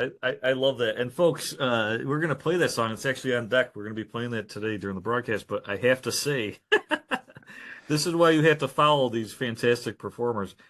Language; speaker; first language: English; native; English